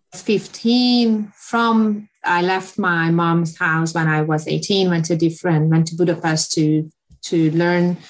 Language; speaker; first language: English; non-native, fluent; Hungarian